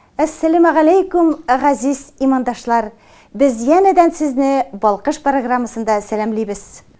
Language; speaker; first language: Tatar; native; Tatar